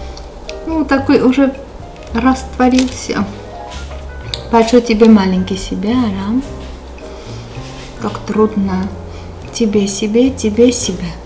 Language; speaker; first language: Russian; non-native, local second language; Armenian